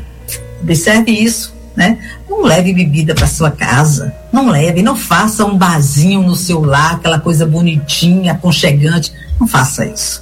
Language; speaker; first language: Portuguese; native; Portuguese